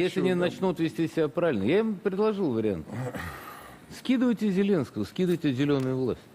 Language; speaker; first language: Russian; native; Russian